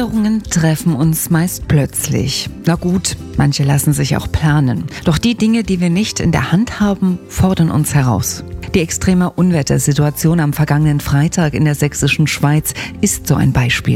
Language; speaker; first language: German; native; German